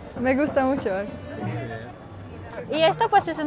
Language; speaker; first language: Spanish; non-native, fluent; Czech